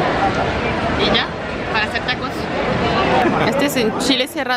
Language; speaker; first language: Spanish; non-native, fluent; French